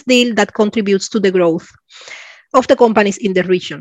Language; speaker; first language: English; non-native, fluent; Spanish